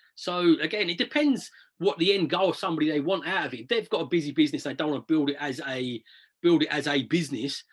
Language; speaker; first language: English; native; English